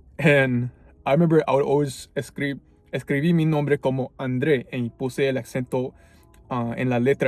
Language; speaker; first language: Spanish; early bilingual, heritage; English